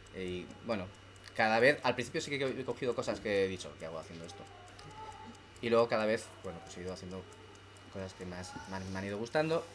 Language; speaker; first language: Spanish; native; Spanish